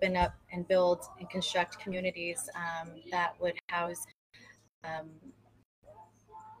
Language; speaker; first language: English; native; English